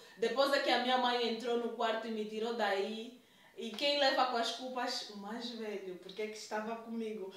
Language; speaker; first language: Portuguese; native; Portuguese